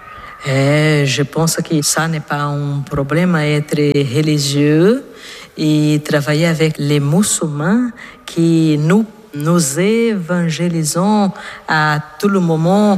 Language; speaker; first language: French; non-native, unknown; Portuguese